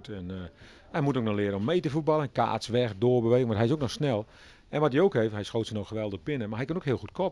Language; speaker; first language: Dutch; native; Dutch